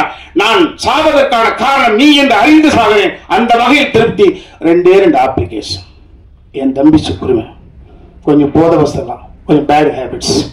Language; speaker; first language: Tamil; native; Tamil